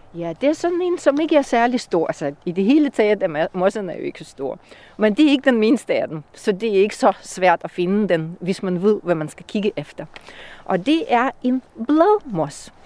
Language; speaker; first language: Danish; non-native, fluent; Russian